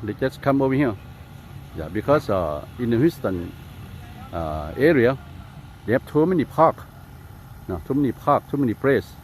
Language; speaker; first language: English; non-native, fluent; Lao